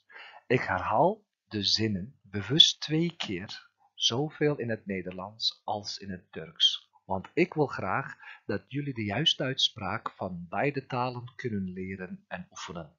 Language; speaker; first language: Dutch; non-native, fluent; Turkish